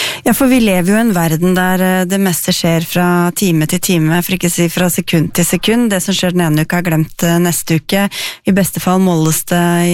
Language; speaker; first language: Norwegian; native; Norwegian